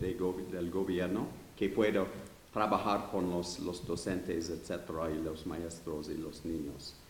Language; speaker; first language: Spanish; non-native, learner; English